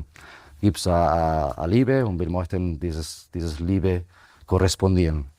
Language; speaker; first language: German; non-native, fluent; Spanish